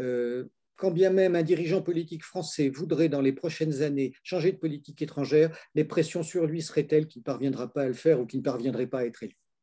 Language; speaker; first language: French; native; French